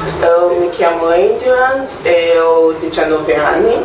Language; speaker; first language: Italian; non-native, learner; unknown